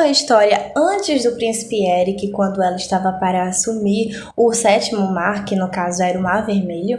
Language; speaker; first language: Portuguese; native; Portuguese